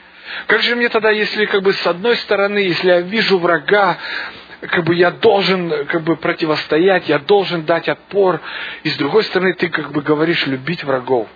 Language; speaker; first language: Russian; native; Russian